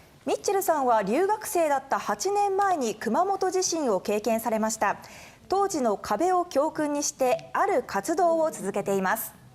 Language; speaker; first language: Japanese; native; Japanese